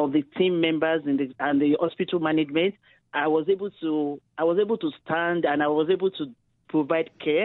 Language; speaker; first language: English; non-native, local second language; Yoruba